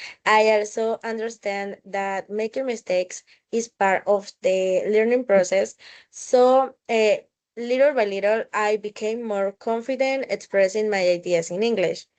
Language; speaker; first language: English; non-native, fluent; Spanish